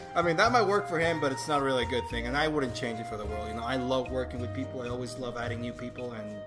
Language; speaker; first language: English; non-native, fluent; Spanish